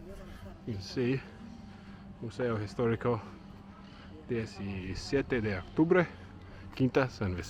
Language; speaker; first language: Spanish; non-native, learner; English